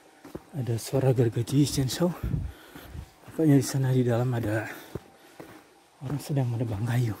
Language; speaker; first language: Indonesian; native; Indonesian